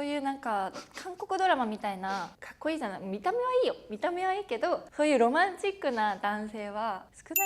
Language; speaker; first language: Japanese; native; Japanese